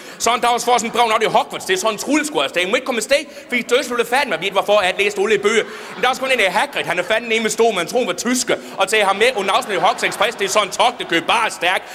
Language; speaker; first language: Danish; native; Danish